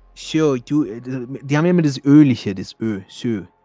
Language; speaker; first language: German; early bilingual, other home language; Turkish